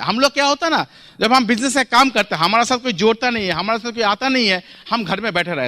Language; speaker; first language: Hindi; non-native, local second language; Bangla